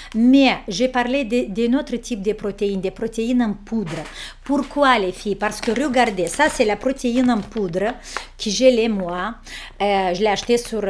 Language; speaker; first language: French; non-native, fluent; Romanian